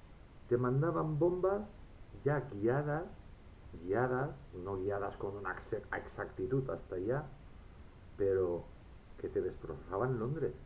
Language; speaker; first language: Spanish; native; Spanish